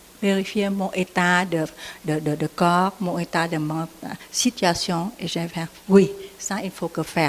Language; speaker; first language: French; non-native, learner; Vietnamese